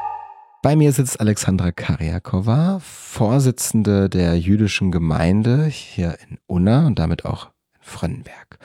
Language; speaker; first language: German; native; German